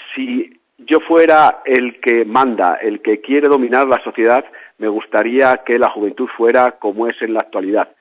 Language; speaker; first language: Spanish; native; Spanish